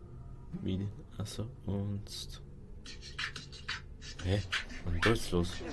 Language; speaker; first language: German; native; German